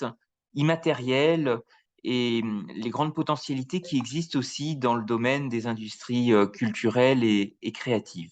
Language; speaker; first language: French; native; French